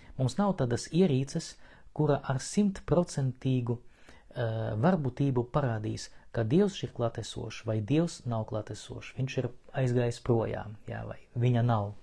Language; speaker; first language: Latvian; non-native, local second language; Russian